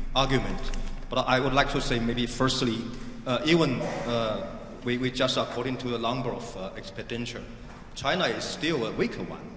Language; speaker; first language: English; non-native, fluent; Chinese